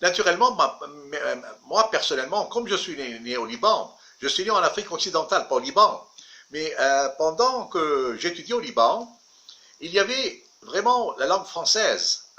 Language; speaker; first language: French; non-native, local second language; Arabic